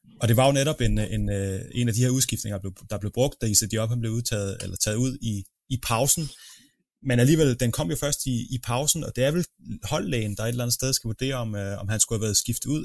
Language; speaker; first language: Danish; native; Danish